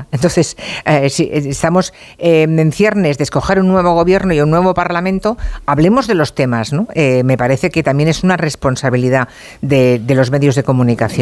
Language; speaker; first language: Spanish; native; Spanish